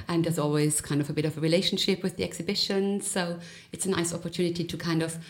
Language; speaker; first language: English; non-native, fluent; German